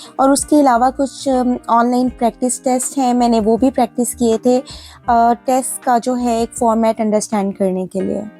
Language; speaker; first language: Urdu; native; Urdu